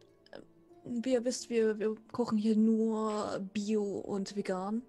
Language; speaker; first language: German; native; German